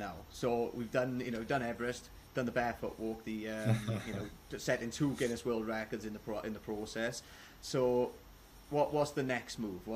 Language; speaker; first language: English; native; English